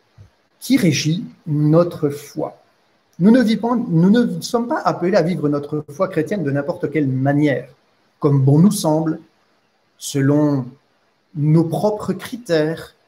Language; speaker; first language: French; native; French